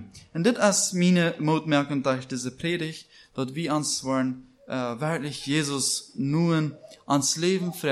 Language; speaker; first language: German; non-native, learner; Plautdietsch